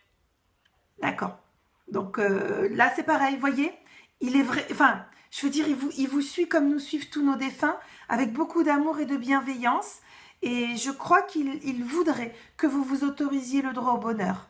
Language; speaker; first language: French; native; French